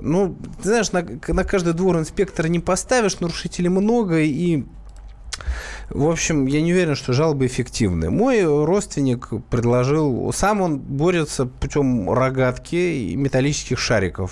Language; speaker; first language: Russian; native; Russian